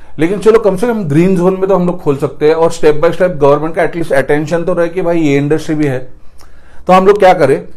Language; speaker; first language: Hindi; non-native, local second language; Marathi